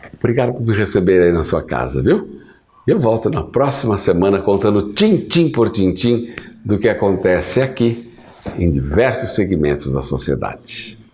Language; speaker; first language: Portuguese; native; Portuguese